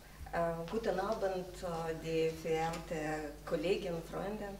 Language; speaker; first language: German; non-native, fluent; Russian